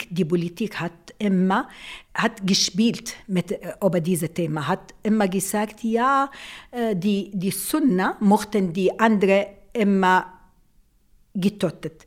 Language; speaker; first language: German; non-native, local second language; Arabic